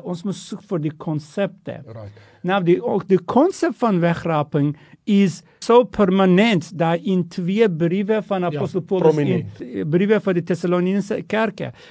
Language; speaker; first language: Afrikaans; non-native, fluent; Turkish